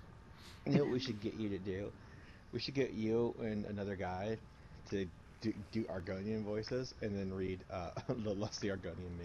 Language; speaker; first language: English; native; English